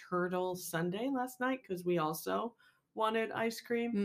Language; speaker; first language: English; native; English